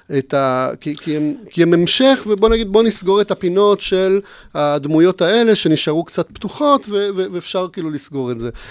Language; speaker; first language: Hebrew; native; Hebrew